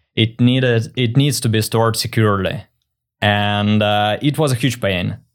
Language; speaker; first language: English; non-native, fluent; Russian